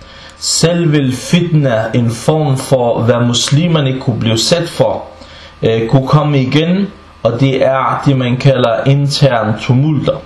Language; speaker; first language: Danish; early bilingual, other home language; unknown